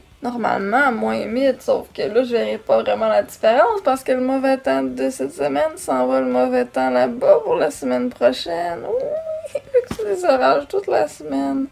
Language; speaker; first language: French; native; French